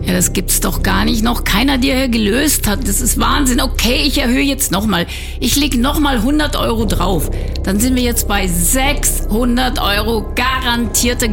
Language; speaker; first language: German; native; German